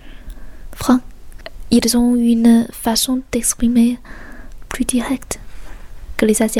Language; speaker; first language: French; non-native, fluent; Chinese